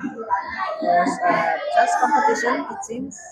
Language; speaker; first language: English; non-native, learner; Indonesian